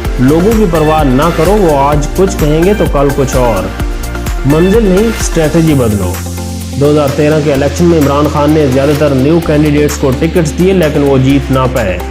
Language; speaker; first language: Urdu; native; Urdu